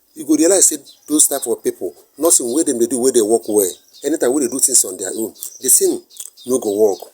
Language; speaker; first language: Nigerian Pidgin; non-native, local second language; Igbo